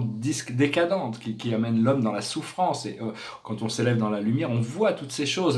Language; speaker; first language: French; native; French